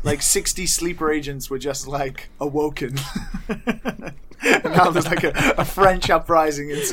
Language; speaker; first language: English; native; English